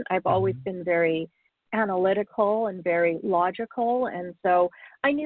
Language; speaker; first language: English; native; English